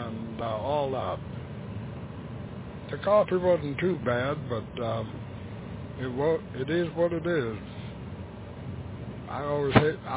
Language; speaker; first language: English; non-native, fluent; German